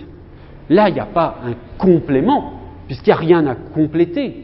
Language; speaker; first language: French; native; French